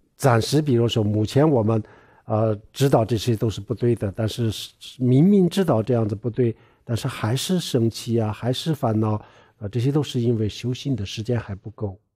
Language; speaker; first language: Chinese; non-native, local second language; Tibetan